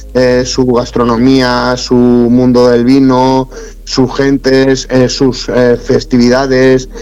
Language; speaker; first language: Spanish; native; Spanish